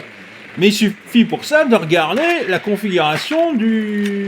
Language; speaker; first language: French; native; French